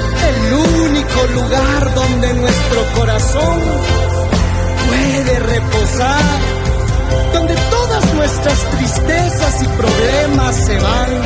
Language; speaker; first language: Spanish; non-native, local second language; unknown